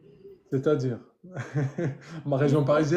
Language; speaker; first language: French; native; French